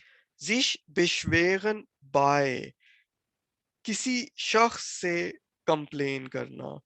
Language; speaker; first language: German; non-native, fluent; Urdu